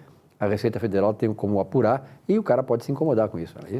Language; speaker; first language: Portuguese; native; Portuguese